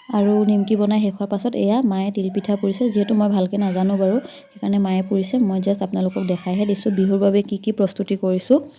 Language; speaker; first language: Assamese; native; Assamese